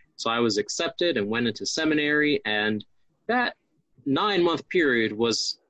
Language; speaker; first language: English; native; English